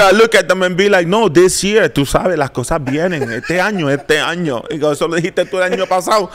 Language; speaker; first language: Spanish; early bilingual, heritage; Spanish